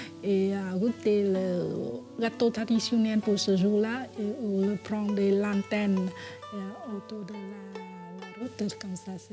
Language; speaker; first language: French; non-native, fluent; Vietnamese